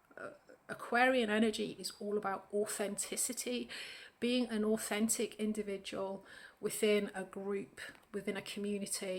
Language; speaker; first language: English; native; English